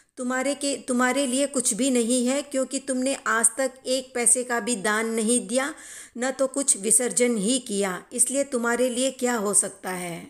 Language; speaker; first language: Hindi; native; Hindi